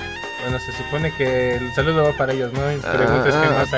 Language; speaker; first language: Spanish; native; Spanish